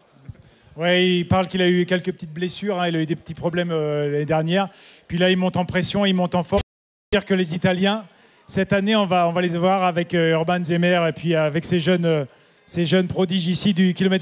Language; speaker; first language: French; native; French